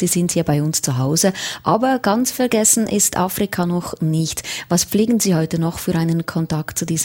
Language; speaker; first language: German; native; German